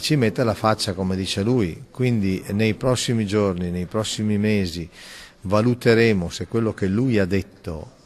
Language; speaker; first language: Italian; native; Italian